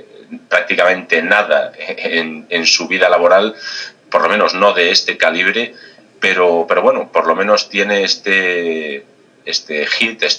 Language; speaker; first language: Spanish; native; Spanish